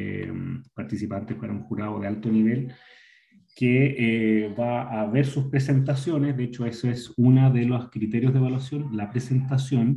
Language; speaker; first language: Spanish; native; Spanish